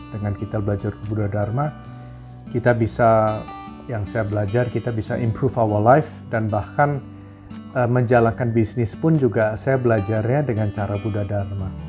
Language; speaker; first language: Indonesian; native; Indonesian